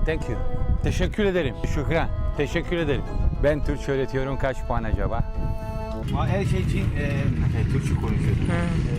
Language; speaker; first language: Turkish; non-native, learner; Italian